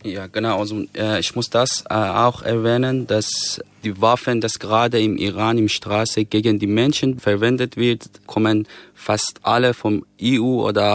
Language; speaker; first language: German; non-native, fluent; Persian